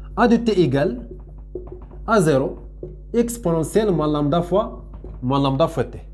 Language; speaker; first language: French; non-native, local second language; Arabic